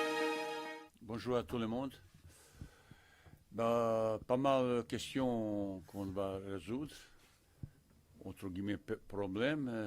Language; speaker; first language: French; non-native, fluent; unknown